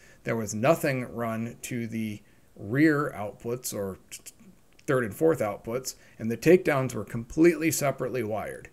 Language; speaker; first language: English; native; English